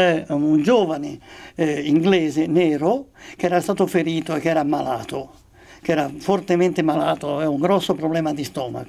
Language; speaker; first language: Italian; native; Italian